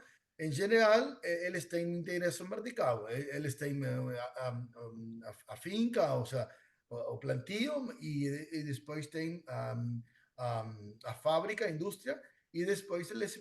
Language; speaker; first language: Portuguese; non-native, learner; Spanish